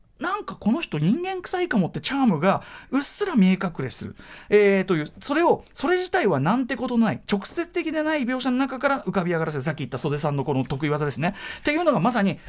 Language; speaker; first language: Japanese; native; Japanese